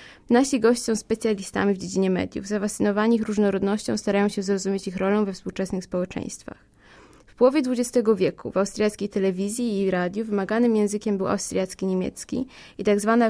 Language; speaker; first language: Polish; native; Polish